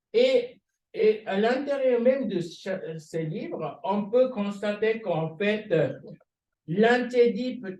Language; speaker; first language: French; non-native, fluent; Japanese